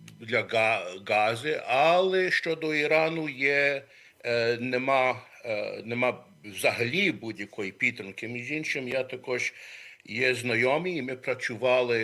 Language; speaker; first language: Ukrainian; early bilingual, heritage; Ukrainian